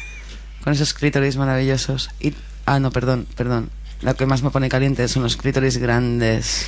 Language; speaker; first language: Spanish; native; Spanish